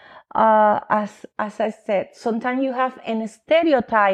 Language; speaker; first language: English; non-native, fluent; Spanish